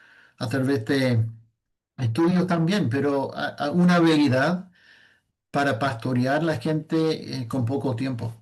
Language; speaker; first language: Spanish; non-native, fluent; English